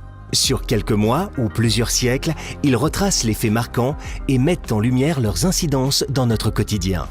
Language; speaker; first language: French; native; French